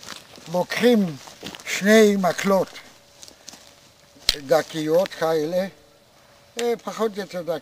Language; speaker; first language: Hebrew; non-native, fluent; Polish